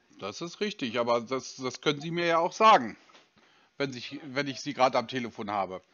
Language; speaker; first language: German; native; German